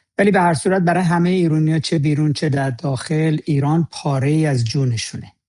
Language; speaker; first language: Persian; native; Persian